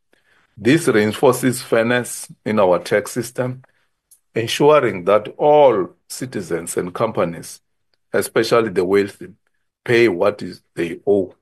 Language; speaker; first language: English; non-native, local second language; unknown